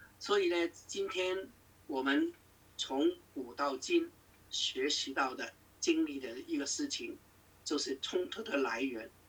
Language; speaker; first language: Chinese; non-native, local second language; Cantonese